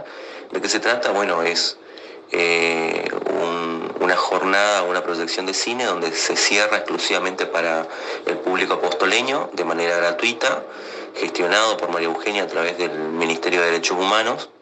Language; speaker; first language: Spanish; native; Spanish